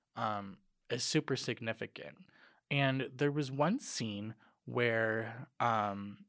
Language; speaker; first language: English; native; English